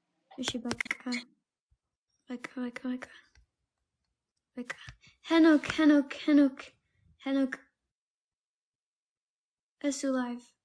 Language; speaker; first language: Amharic; non-native, learner; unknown